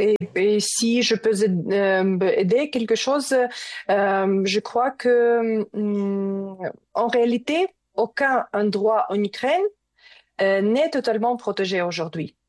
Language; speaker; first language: French; non-native, learner; Ukrainian